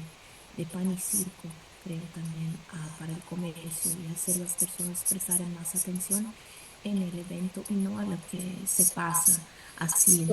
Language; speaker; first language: Spanish; non-native, fluent; Portuguese